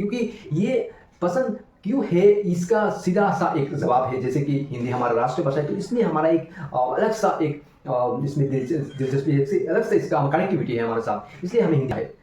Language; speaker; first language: Hindi; non-native, local second language; Bangla